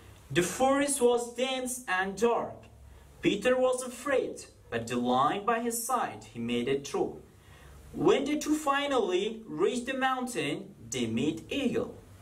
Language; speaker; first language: English; non-native, fluent; Persian